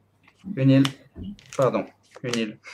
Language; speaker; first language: French; native; French